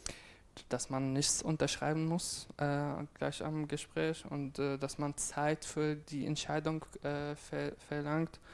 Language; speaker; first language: German; non-native, fluent; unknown